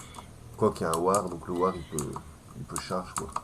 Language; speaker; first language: French; native; French